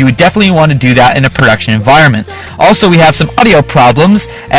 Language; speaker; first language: English; native; English